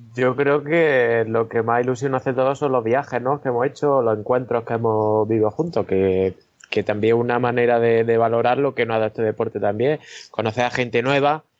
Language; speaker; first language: Spanish; native; Spanish